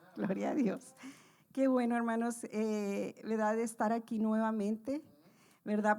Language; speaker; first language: Spanish; native; Spanish